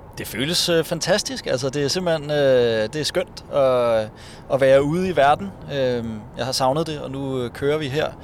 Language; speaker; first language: Danish; native; Danish